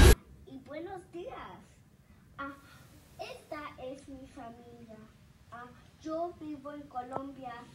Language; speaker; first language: Spanish; early bilingual, other home language; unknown